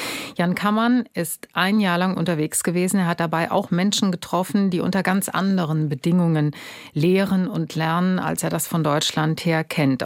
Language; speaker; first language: German; native; German